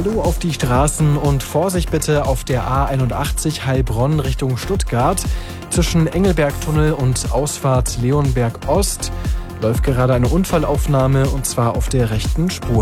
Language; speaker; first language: German; native; German